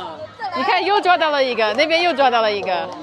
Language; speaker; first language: Chinese; non-native, fluent; English